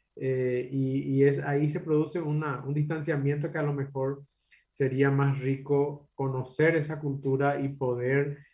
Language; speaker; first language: Spanish; native; Spanish